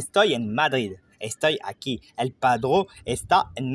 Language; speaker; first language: Spanish; non-native, learner; French